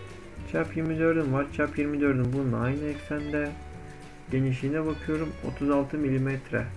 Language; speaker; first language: Turkish; native; Turkish